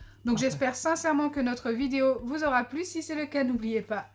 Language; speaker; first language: French; native; French